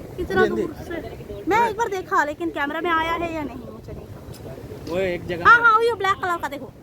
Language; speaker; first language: Hindi; non-native, learner; Bangla